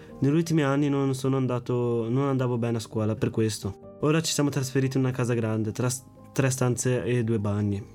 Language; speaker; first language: Italian; early bilingual, other home language; Arabic